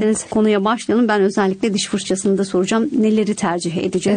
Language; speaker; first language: Turkish; native; Turkish